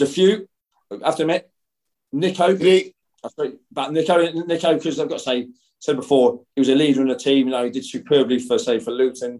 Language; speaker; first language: English; native; English